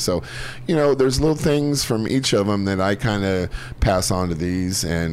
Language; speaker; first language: English; native; English